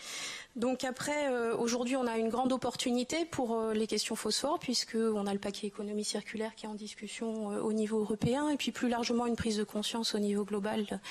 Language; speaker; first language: French; native; French